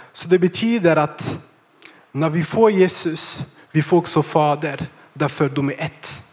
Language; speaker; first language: Swedish; non-native, fluent; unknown